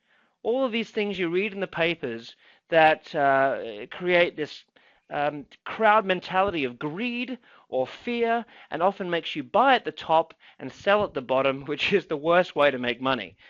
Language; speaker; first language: English; native; English